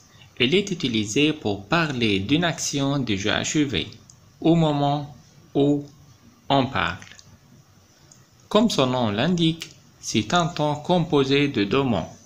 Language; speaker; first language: French; non-native, fluent; Arabic